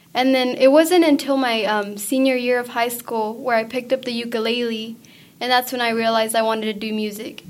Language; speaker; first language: English; early bilingual, other home language; Spanish